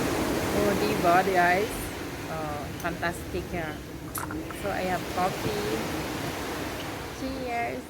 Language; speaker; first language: English; non-native, learner; Filipino